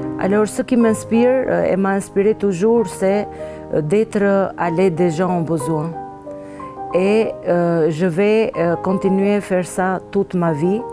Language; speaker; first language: French; non-native, fluent; Albanian